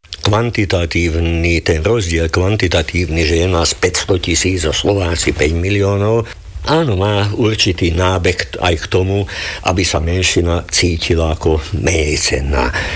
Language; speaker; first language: Slovak; non-native, local second language; Hungarian